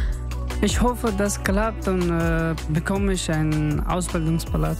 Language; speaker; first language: German; non-native, learner; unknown